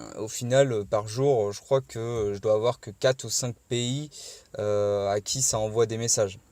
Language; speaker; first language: French; native; French